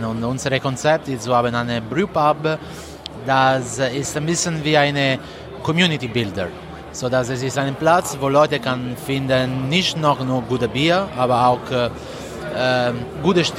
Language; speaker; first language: German; non-native, learner; Italian